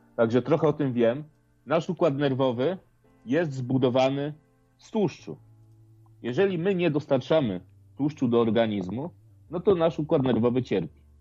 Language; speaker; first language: Polish; native; Polish